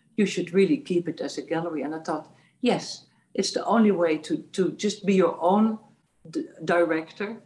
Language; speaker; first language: English; non-native, fluent; Dutch